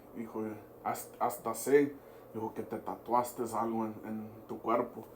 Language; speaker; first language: Spanish; early bilingual, heritage; Spanish